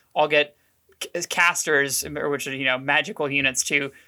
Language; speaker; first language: English; native; English